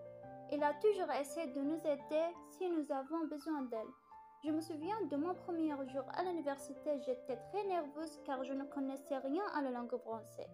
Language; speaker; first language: French; non-native, fluent; Arabic